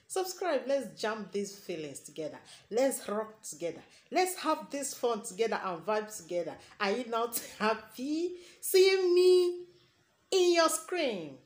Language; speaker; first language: English; non-native, local second language; Igbo